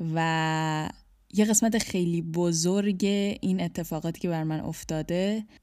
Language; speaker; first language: Persian; native; Persian